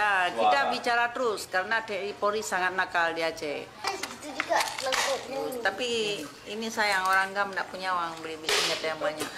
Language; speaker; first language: Indonesian; non-native, local second language; Achinese